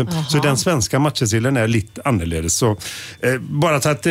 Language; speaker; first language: Swedish; native; Swedish